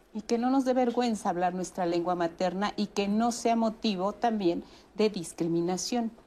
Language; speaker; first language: Spanish; native; Spanish